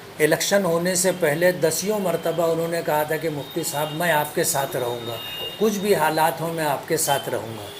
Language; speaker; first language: Urdu; native; Urdu